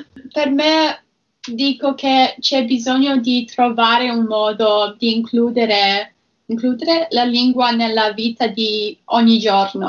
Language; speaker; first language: Italian; non-native, learner; English